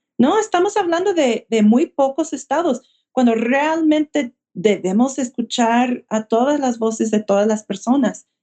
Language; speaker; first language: Spanish; early bilingual, heritage; Spanish